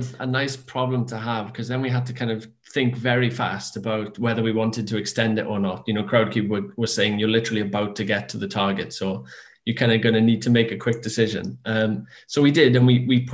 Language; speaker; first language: English; native; English